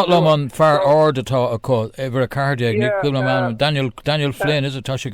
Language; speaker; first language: Irish; non-native, local second language; English